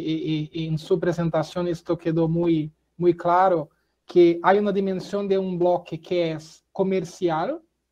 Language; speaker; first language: Spanish; non-native, fluent; Portuguese